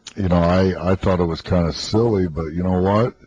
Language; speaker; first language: English; native; English